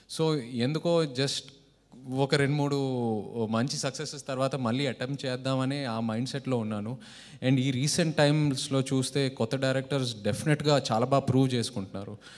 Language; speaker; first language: Telugu; native; Telugu